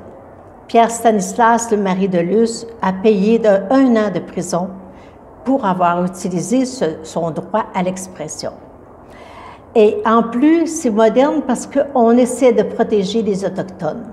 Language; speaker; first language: French; native; French